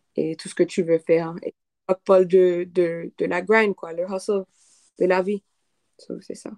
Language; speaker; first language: French; non-native, local second language; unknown